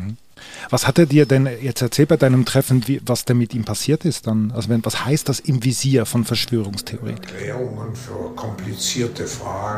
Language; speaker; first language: German; native; German